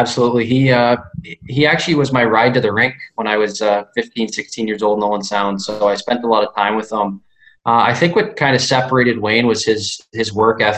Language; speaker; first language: English; native; English